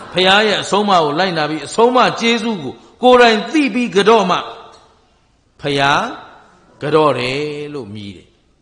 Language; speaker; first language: Burmese; native; Burmese